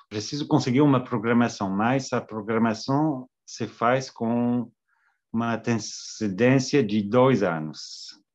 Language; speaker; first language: Portuguese; non-native, fluent; French